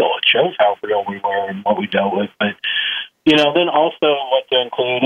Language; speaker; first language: English; native; English